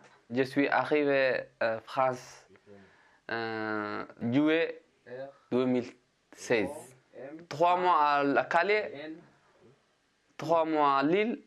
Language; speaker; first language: French; non-native, learner; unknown